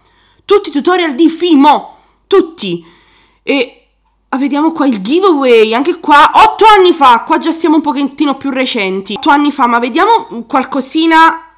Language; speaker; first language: Italian; native; Italian